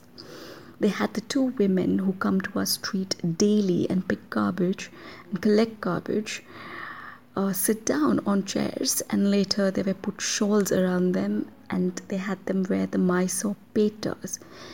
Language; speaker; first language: English; non-native, local second language; Kannada